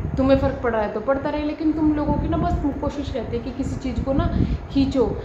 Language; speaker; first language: Hindi; native; Hindi